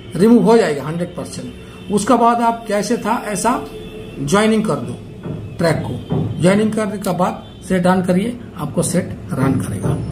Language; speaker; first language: Hindi; native; Hindi